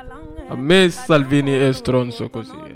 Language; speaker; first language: Italian; non-native, learner; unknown